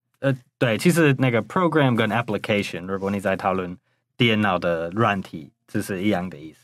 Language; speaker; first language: Chinese; non-native, fluent; English